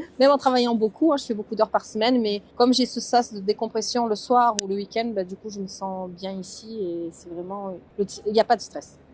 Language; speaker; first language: French; early bilingual, other home language; Portuguese